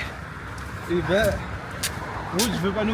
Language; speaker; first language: French; native; French